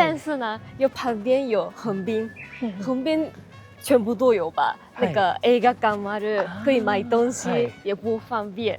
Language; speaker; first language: Chinese; non-native, fluent; Japanese